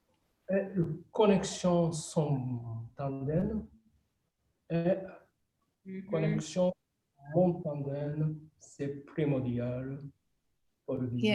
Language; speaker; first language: French; non-native, fluent; Japanese